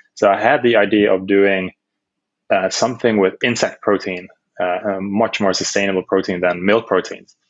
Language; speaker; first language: English; non-native, fluent; Dutch